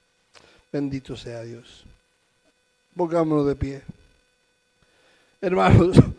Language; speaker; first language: Spanish; native; Spanish